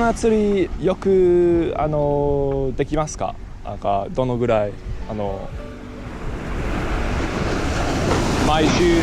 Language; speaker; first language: Japanese; non-native, learner; English